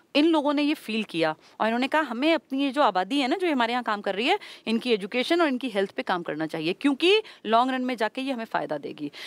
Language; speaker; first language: Hindi; native; Hindi